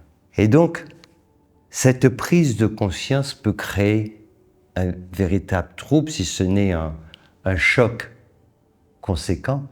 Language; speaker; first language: French; native; French